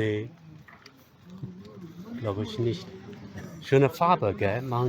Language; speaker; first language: German; non-native, fluent; Chinese